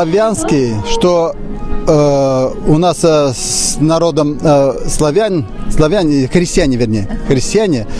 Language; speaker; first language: Russian; non-native, local second language; Udmurt